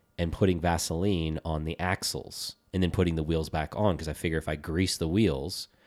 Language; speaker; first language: English; native; English